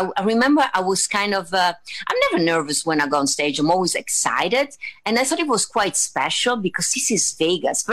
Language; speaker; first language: English; non-native, fluent; Italian